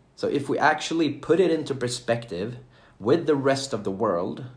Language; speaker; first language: English; non-native, fluent; Swedish